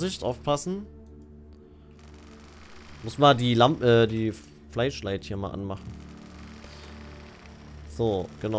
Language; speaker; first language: German; native; German